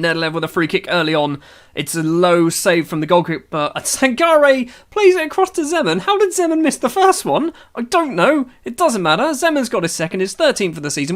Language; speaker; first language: English; native; English